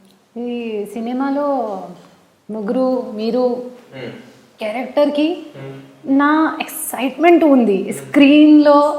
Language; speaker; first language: Telugu; non-native, learner; Hindi